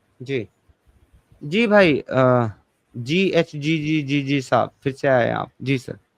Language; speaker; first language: Hindi; native; Hindi